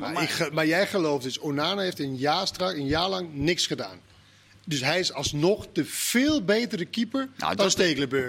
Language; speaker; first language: Dutch; non-native, fluent; Danish